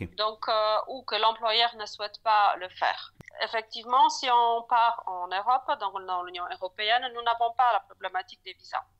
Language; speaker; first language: French; non-native, fluent; Polish